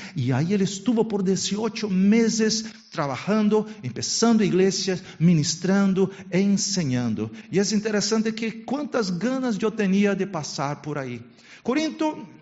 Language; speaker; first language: Spanish; non-native, fluent; Portuguese